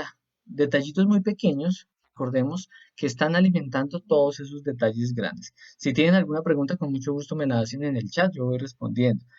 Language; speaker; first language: Spanish; native; Spanish